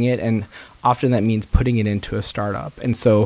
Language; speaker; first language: English; native; English